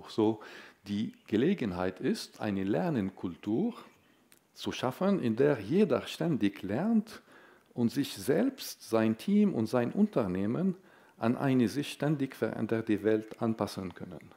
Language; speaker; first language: German; non-native, fluent; Arabic